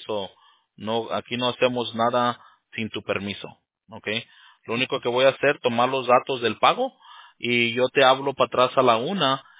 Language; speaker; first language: Spanish; early bilingual, heritage; Spanish